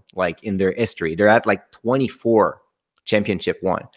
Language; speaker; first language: English; non-native, fluent; French